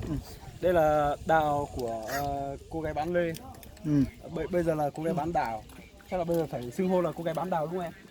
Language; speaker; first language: Vietnamese; non-native, local second language; Hmong